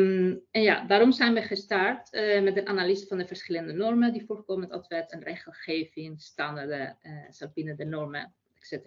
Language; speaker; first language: Dutch; non-native, fluent; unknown